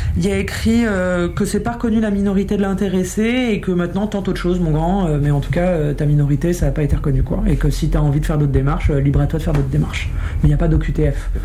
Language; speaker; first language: French; native; French